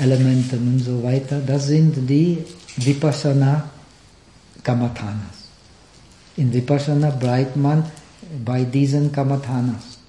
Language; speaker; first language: German; non-native, fluent; Czech